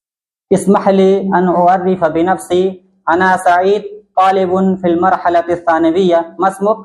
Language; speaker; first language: Arabic; non-native, learner; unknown